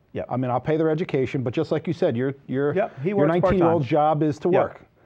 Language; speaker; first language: English; native; English